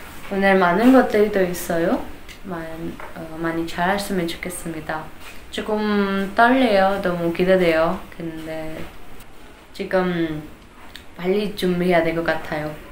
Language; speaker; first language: Korean; non-native, learner; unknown